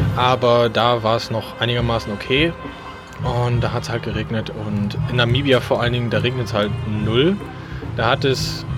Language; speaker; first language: German; native; German